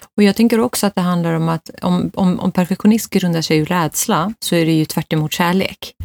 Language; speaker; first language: Swedish; early bilingual, other home language; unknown